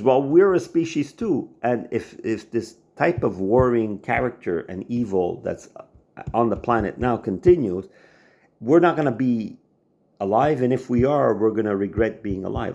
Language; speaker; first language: English; non-native, local second language; French